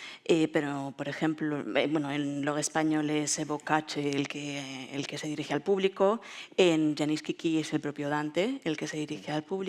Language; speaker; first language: Spanish; native; Spanish